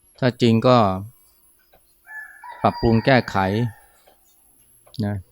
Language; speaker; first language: Thai; native; Thai